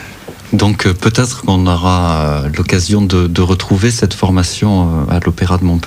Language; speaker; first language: French; native; French